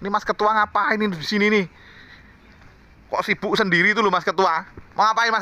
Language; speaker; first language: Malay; non-native, local second language; Javanese